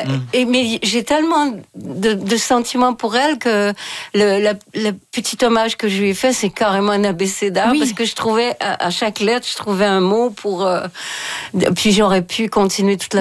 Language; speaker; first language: French; native; French